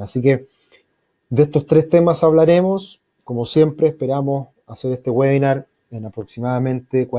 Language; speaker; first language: Spanish; native; Spanish